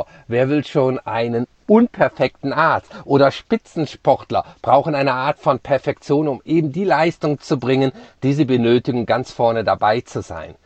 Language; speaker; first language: German; native; German